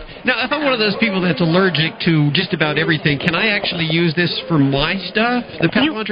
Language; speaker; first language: English; native; English